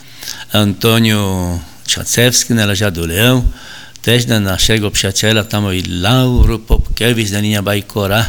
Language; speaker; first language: Polish; early bilingual, heritage; Polish